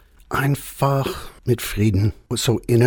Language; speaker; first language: German; non-native, fluent; English